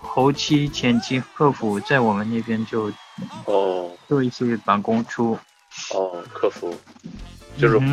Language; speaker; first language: Chinese; non-native, fluent; Morisyen